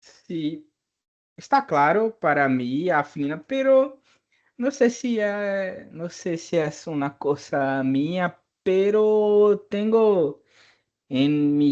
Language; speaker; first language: Spanish; non-native, fluent; Portuguese